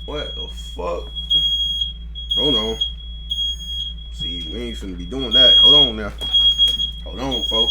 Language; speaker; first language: English; native; English